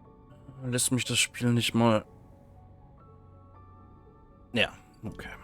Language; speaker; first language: German; native; German